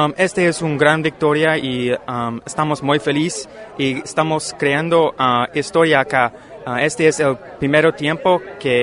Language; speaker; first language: Spanish; non-native, learner; English